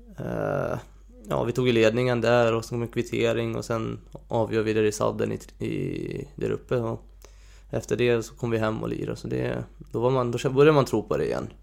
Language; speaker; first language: Swedish; non-native, fluent; Hungarian